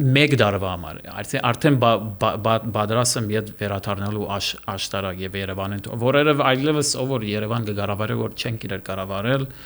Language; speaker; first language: Armenian; early bilingual, heritage; Armenian